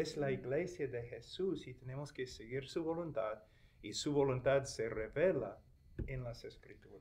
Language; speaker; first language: Spanish; non-native, fluent; English